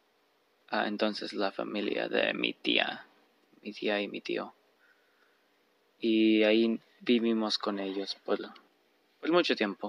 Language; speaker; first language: Spanish; early bilingual, heritage; Spanish